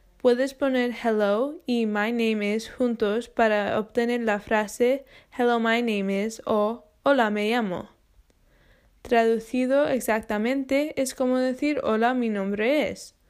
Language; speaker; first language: Spanish; non-native, learner; English